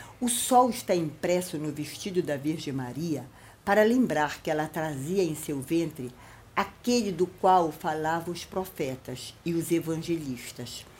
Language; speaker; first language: Portuguese; native; Portuguese